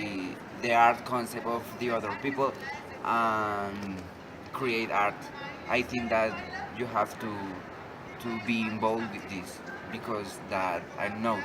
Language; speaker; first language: English; non-native, learner; Spanish